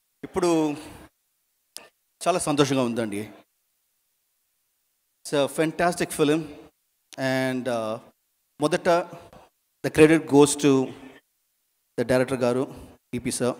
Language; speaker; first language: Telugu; non-native, learner; Tamil